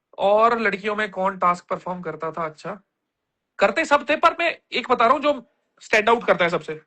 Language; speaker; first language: Hindi; native; Hindi